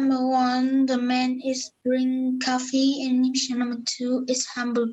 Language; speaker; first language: English; non-native, learner; Vietnamese